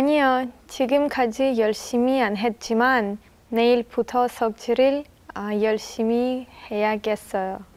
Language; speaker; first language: Korean; non-native, learner; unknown